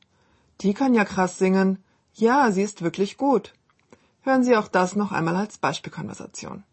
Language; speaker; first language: German; non-native, fluent; Korean